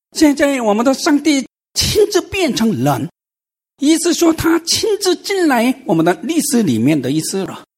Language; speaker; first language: Chinese; non-native, fluent; Korean